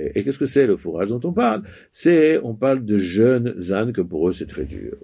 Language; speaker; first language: French; native; French